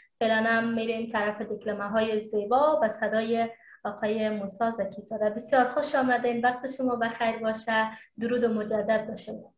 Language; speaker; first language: Persian; native; Persian